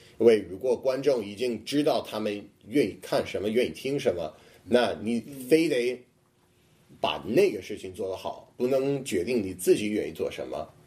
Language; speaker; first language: Chinese; non-native, fluent; English